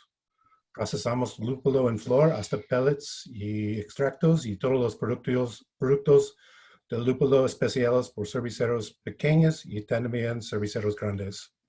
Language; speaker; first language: Spanish; non-native, fluent; English